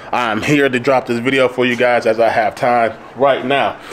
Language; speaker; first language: English; native; English